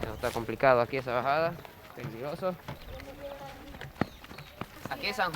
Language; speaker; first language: Spanish; non-native, fluent; Japanese